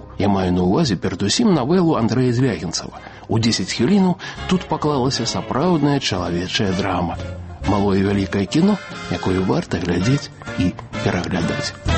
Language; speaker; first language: Belarusian; native; Belarusian